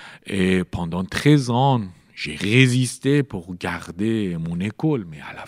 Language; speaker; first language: French; non-native, learner; Persian